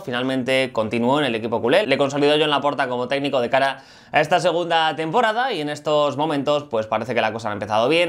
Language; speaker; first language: Spanish; native; Spanish